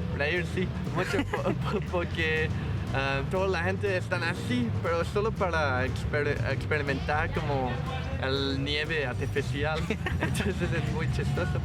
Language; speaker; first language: Spanish; non-native, learner; English